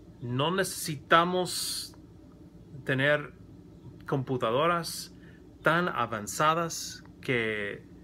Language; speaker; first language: Spanish; non-native, learner; English